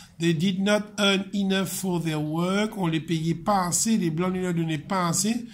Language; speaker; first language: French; non-native, local second language; Morisyen